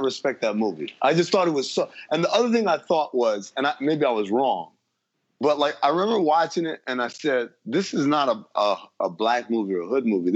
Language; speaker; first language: English; native; English